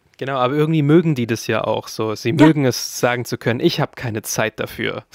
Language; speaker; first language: German; native; German